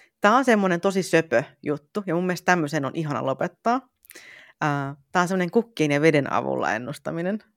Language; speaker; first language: Finnish; native; Finnish